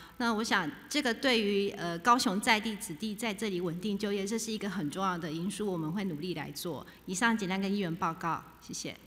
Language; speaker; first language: Chinese; native; Chinese